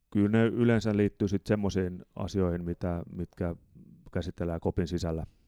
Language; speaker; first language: Finnish; native; Finnish